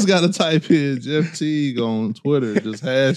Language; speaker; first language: English; native; English